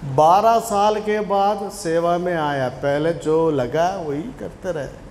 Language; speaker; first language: Hindi; non-native, local second language; Telugu